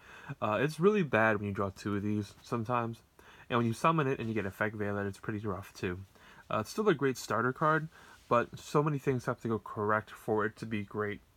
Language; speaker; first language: English; native; English